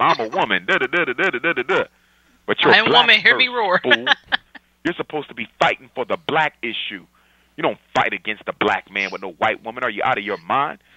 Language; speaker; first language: English; native; English